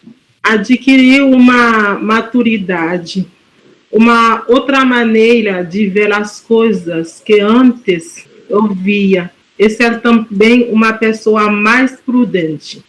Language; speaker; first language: Portuguese; non-native, fluent; Haitian Creole